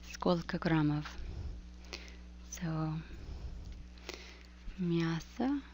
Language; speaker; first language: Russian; non-native, fluent; English